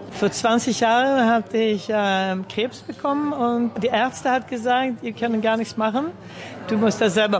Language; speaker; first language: German; early bilingual, heritage; German